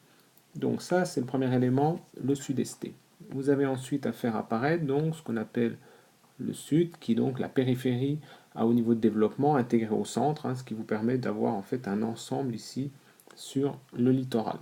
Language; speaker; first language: French; native; French